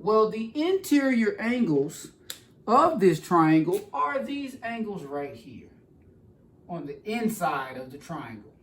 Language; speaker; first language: English; native; English